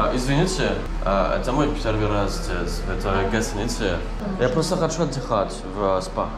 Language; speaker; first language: Russian; non-native, learner; French